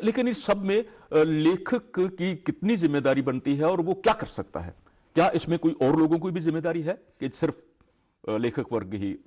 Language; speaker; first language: Hindi; non-native, local second language; Dogri